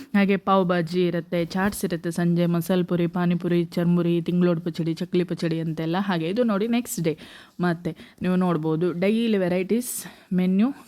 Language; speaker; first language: Kannada; native; Kannada